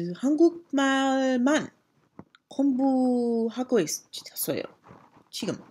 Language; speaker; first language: Korean; non-native, learner; English